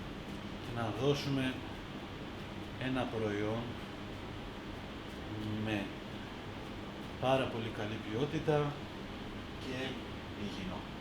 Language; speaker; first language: Greek; non-native, learner; Persian